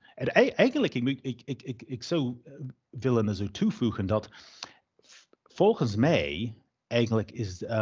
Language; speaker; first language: Dutch; non-native, fluent; English